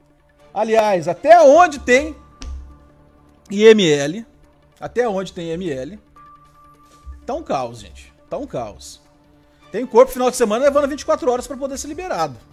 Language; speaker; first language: Portuguese; native; Portuguese